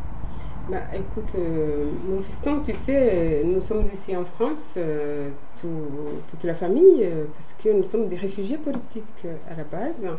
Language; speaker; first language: French; non-native, local second language; Kinyarwanda